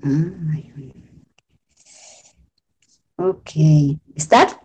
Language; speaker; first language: English; non-native, learner; Spanish